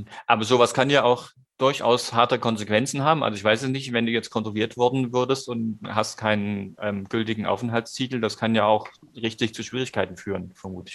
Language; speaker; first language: German; native; German